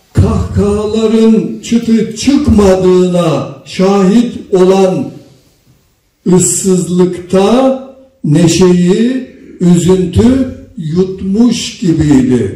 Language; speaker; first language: Turkish; native; Turkish